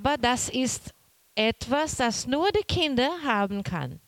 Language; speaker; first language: German; non-native, learner; Portuguese